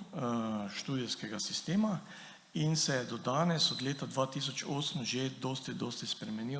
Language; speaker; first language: Slovenian; native; Slovenian